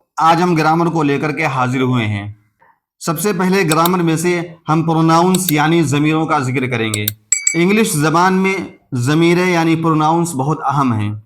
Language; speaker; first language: Urdu; native; Urdu